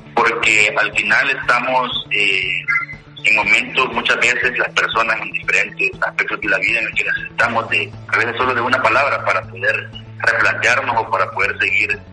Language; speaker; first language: Spanish; native; Spanish